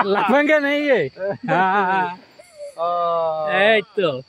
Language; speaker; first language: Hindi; non-native, learner; Bangla